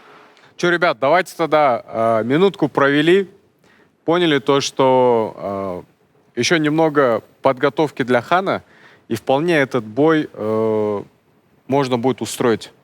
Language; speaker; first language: Russian; non-native, local second language; Kazakh